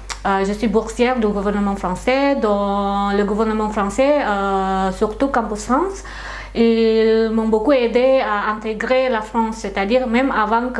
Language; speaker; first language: French; non-native, fluent; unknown